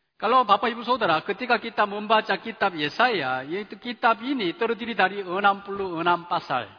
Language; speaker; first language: Indonesian; non-native, fluent; Chinese